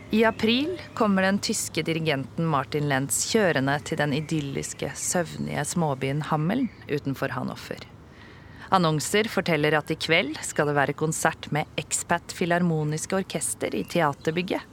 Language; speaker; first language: Norwegian; native; Norwegian